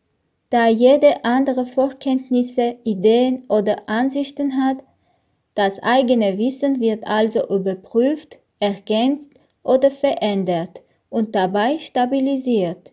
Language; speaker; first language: German; non-native, learner; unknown